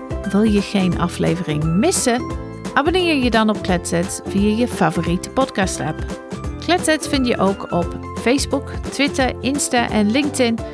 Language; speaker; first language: Dutch; non-native, fluent; English